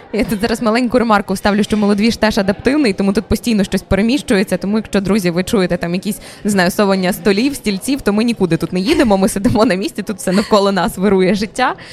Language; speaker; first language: Ukrainian; native; Ukrainian